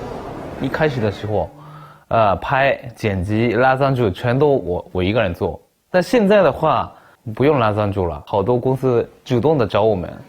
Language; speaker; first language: Chinese; non-native, fluent; Japanese